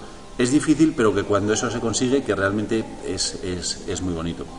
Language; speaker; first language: Spanish; native; Spanish